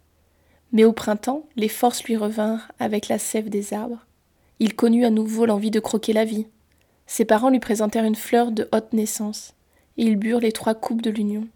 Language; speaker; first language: French; native; French